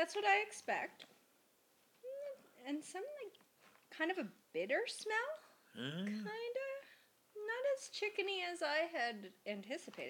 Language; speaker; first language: English; native; English